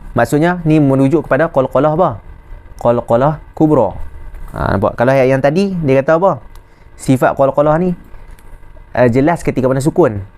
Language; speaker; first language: Malay; native; Malay